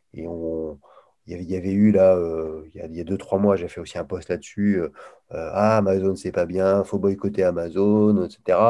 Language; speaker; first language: French; native; French